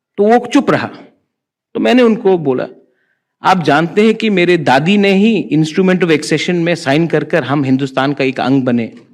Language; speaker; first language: Hindi; non-native, local second language; Kok Borok